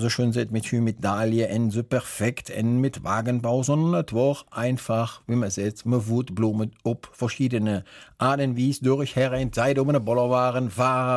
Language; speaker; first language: German; native; German